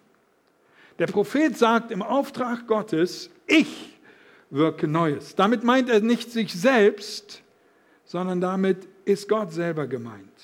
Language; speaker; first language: German; native; German